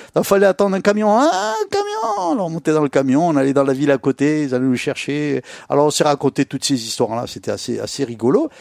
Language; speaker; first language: French; native; French